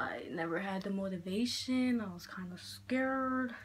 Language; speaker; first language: English; native; English